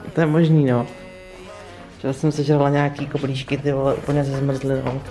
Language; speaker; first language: Czech; native; Czech